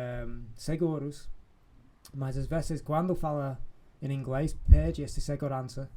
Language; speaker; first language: Portuguese; non-native, fluent; English